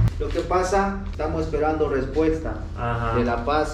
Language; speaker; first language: Spanish; native; Spanish